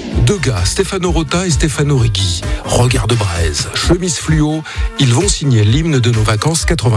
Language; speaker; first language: French; native; French